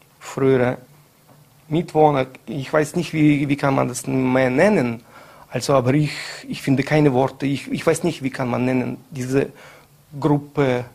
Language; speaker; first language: German; non-native, learner; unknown